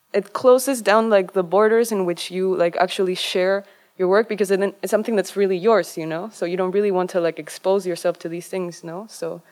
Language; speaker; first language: English; non-native, fluent; Spanish